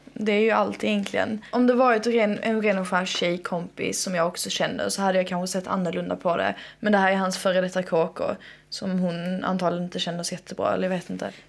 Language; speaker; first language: Swedish; native; Swedish